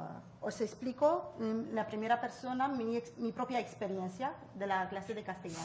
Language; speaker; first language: Spanish; non-native, fluent; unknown